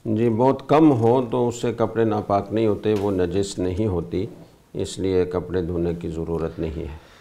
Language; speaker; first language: Urdu; native; Urdu